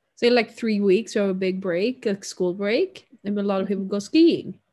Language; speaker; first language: English; non-native, fluent; Swedish